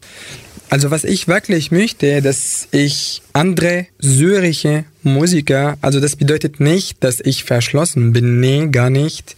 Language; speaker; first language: German; non-native, fluent; Arabic